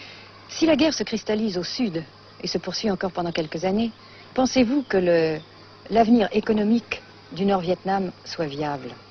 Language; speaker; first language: French; native; French